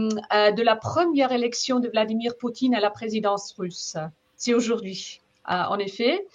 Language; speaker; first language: French; non-native, fluent; German